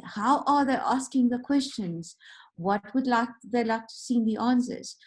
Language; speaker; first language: English; non-native, local second language; Afrikaans